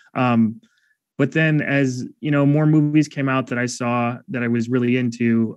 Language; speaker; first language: English; native; English